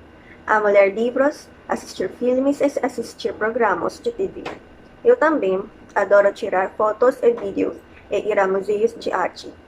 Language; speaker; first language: Portuguese; non-native, learner; Filipino